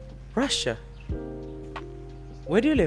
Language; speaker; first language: English; non-native, fluent; Indonesian